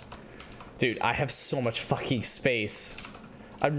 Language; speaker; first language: English; native; English